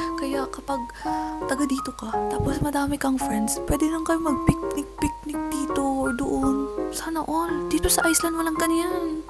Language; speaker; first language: Filipino; non-native, local second language; Iloko